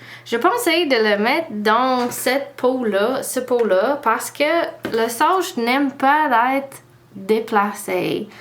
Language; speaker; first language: French; non-native, learner; English